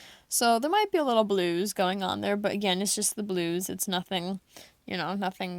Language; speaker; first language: English; native; English